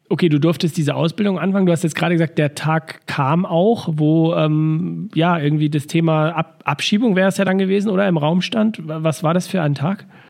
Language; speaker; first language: German; native; German